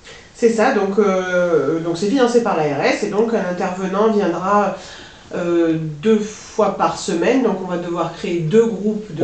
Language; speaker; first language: French; native; French